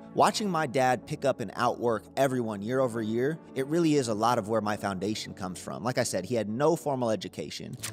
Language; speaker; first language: English; native; English